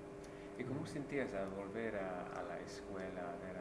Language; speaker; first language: Spanish; non-native, fluent; English